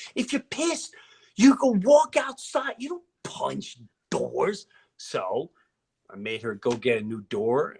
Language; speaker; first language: English; native; English